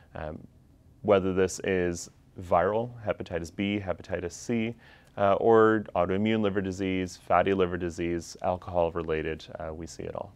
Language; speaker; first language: English; native; English